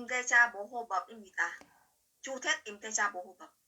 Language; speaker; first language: Korean; non-native, learner; Vietnamese